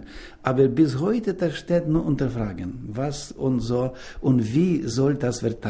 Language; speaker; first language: German; non-native, learner; Ukrainian